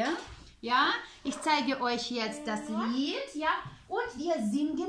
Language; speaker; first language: German; non-native, fluent; Ukrainian